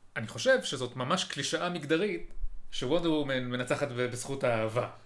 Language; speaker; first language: Hebrew; native; Hebrew